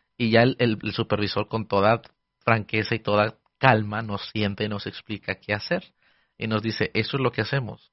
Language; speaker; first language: Spanish; early bilingual, heritage; Spanish